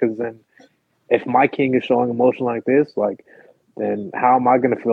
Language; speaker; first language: English; early bilingual, other home language; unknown